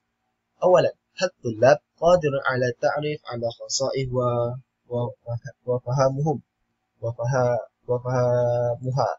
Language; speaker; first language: Arabic; non-native, learner; Malay